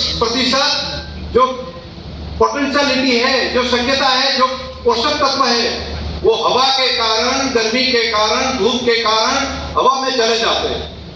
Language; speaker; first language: Hindi; non-native, local second language; Gujarati